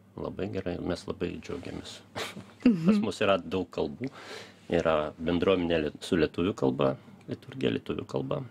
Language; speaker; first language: Lithuanian; early bilingual, heritage; Lithuanian